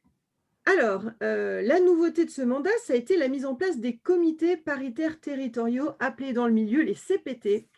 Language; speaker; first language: French; native; French